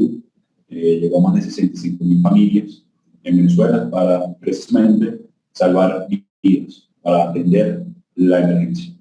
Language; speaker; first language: Spanish; native; Spanish